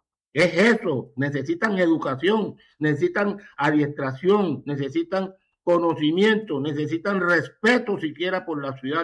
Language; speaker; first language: Spanish; native; Spanish